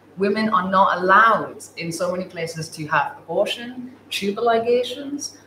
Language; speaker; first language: English; native; English